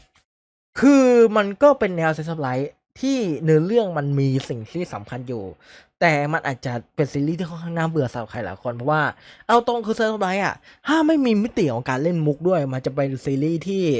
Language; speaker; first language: Thai; native; Thai